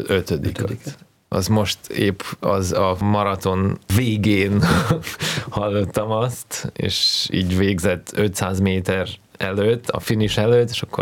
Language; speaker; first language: Hungarian; early bilingual, heritage; Hungarian